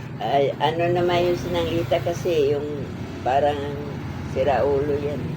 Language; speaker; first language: Filipino; non-native, local second language; Waray